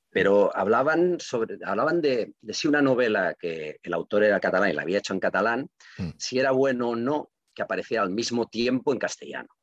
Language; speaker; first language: Spanish; non-native, local second language; Catalan